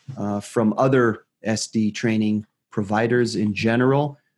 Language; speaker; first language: English; non-native, fluent; Hebrew